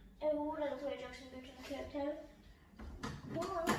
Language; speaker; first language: Turkish; early bilingual, heritage; Turkish